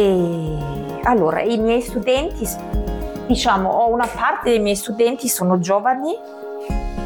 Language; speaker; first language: Italian; non-native, fluent; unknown